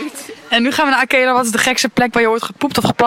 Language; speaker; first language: Dutch; native; Dutch